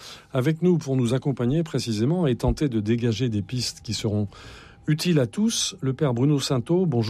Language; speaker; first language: French; native; French